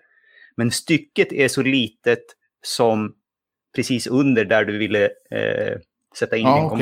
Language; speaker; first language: Swedish; native; Swedish